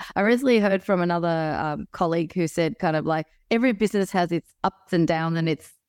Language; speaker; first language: English; native; English